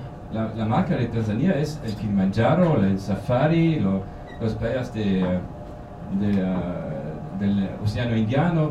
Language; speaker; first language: Spanish; non-native, learner; German